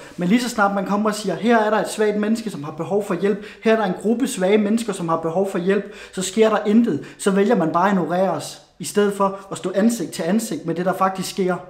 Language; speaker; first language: Danish; native; Danish